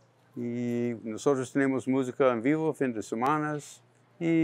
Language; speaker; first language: Spanish; non-native, learner; English